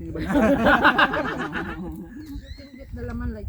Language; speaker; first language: English; non-native, learner; Filipino